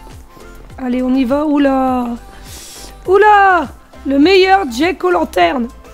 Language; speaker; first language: French; native; French